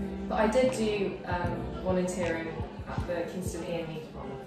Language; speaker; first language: English; early bilingual, other home language; Korean